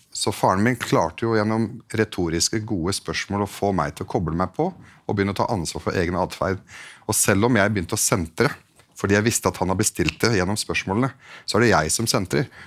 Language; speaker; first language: Norwegian; early bilingual, other home language; Arabic